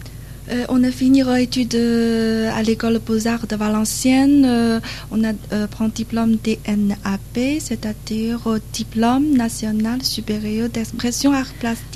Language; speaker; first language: French; non-native, learner; Chinese